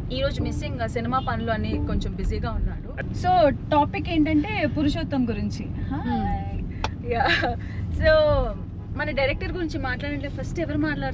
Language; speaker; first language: Telugu; native; Telugu